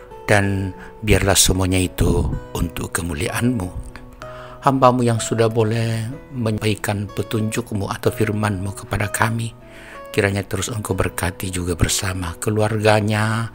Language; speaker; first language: Indonesian; native; Indonesian